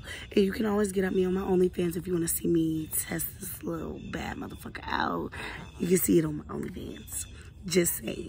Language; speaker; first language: English; native; English